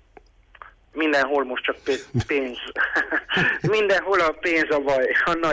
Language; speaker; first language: Hungarian; non-native, local second language; Romanian